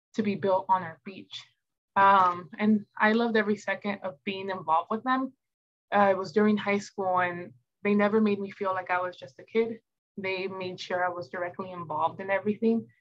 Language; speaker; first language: English; native; English